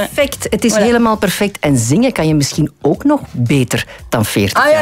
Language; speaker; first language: Dutch; native; Dutch